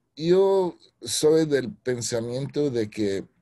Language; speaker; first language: Spanish; early bilingual, heritage; Spanish